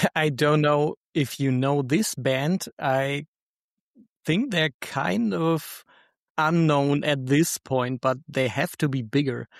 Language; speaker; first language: English; non-native, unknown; German